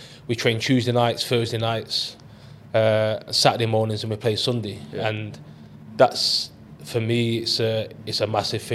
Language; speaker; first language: English; native; English